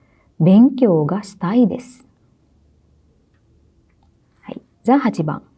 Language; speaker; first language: Japanese; non-native, fluent; Sinhala